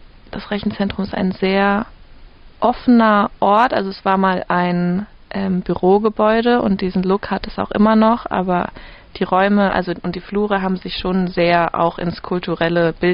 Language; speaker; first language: German; native; German